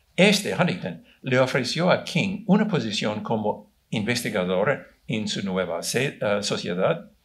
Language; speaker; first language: Spanish; non-native, fluent; English